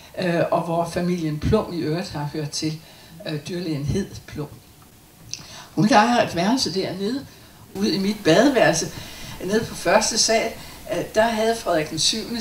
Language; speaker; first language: Danish; native; Danish